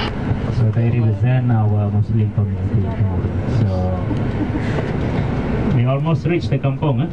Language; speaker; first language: English; non-native, local second language; Khmer